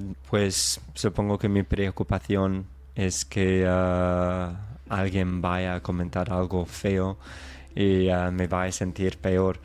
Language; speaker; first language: Spanish; non-native, fluent; English